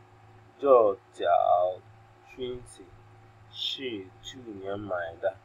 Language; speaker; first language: Chinese; non-native, learner; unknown